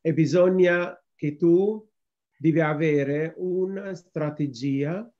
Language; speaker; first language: Italian; non-native, fluent; Arabic